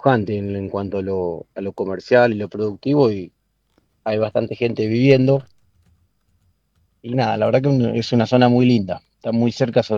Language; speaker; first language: Spanish; native; Spanish